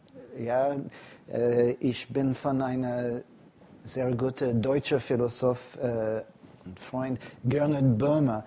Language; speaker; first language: German; non-native, fluent; English